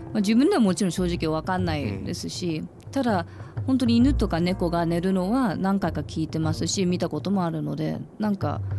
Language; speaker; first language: Japanese; non-native, fluent; English